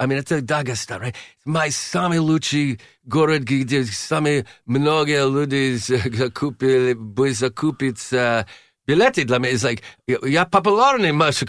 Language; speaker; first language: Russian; non-native, learner; English